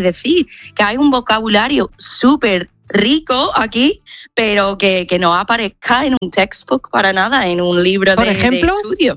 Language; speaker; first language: Spanish; non-native, fluent; English